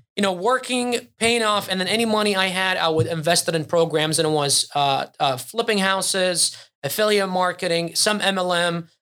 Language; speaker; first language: English; early bilingual, other home language; Arabic